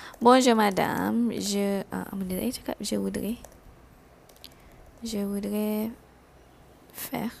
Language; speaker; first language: French; non-native, fluent; Malay